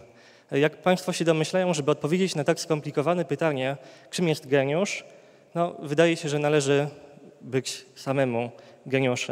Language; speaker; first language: Polish; native; Polish